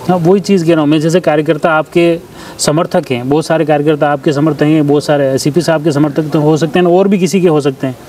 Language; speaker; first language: Hindi; native; Hindi